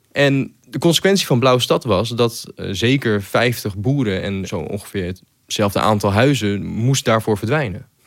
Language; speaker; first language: Dutch; native; Dutch